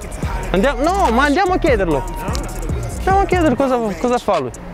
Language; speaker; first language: Italian; non-native, learner; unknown